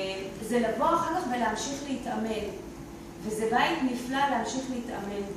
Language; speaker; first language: Hebrew; native; Hebrew